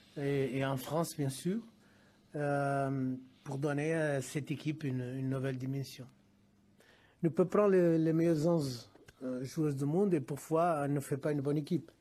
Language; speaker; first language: French; non-native, fluent; Portuguese